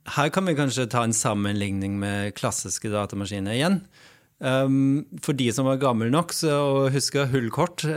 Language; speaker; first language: Norwegian; non-native, fluent; Dutch